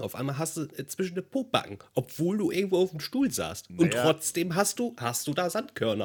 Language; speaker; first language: German; native; German